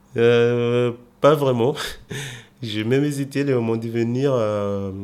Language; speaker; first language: French; non-native, fluent; Portuguese